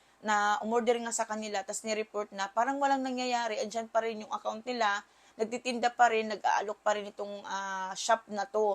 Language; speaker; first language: Filipino; native; Filipino